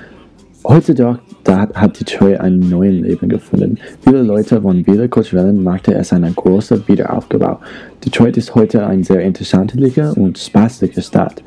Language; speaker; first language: German; non-native, learner; English